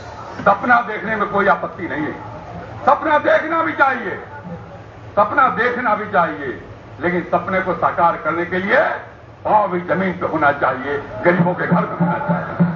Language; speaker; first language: Hindi; native; Hindi